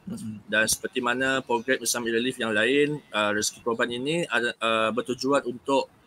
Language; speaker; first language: Malay; native; Malay